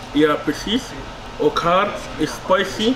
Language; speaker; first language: Swedish; non-native, learner; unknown